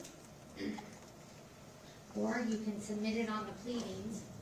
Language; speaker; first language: English; native; English